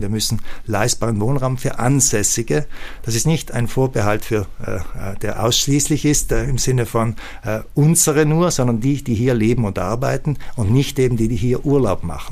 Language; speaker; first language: German; native; German